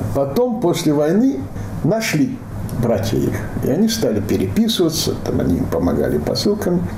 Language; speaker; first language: Russian; non-native, local second language; Yiddish